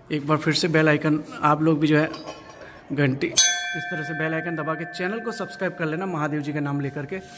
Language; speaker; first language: Hindi; non-native, local second language; Gujarati